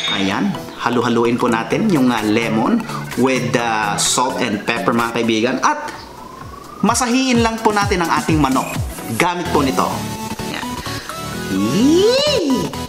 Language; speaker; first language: Filipino; non-native, local second language; Iloko